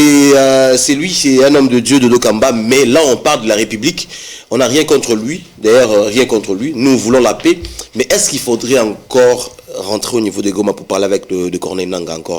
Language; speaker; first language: French; non-native, local second language; Lingala